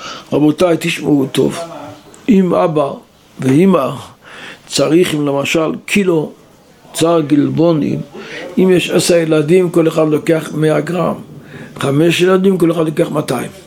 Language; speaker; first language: Hebrew; non-native, local second language; Yiddish